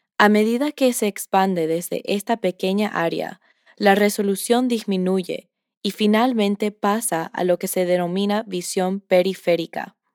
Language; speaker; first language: Spanish; early bilingual, heritage; Spanish